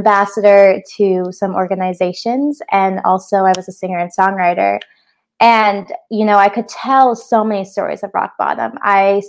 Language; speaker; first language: English; native; English